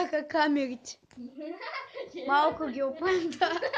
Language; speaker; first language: Bulgarian; native; Bulgarian